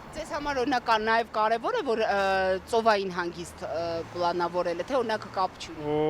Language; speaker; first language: Armenian; native; Armenian